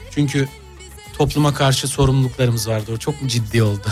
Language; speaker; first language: Turkish; native; Turkish